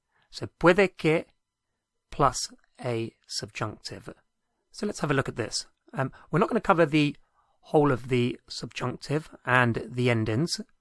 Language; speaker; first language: English; native; English